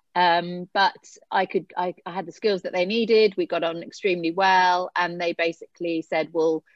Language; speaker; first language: English; native; English